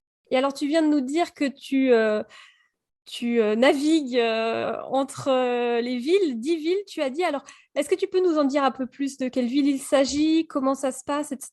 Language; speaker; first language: French; native; French